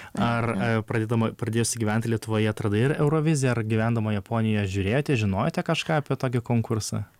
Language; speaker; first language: Lithuanian; native; Lithuanian